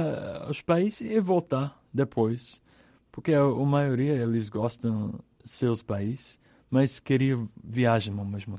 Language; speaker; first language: Portuguese; non-native, learner; English